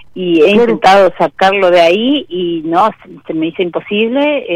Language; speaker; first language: Spanish; native; Spanish